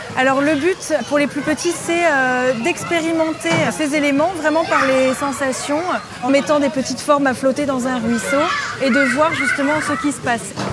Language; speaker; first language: French; native; French